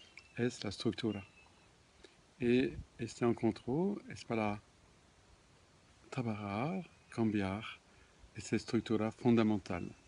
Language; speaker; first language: Spanish; non-native, fluent; French